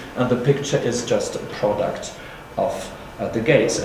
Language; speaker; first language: English; non-native, fluent; German